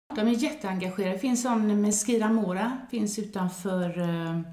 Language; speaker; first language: Swedish; native; Swedish